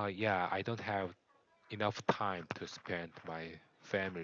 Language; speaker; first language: English; non-native, learner; Korean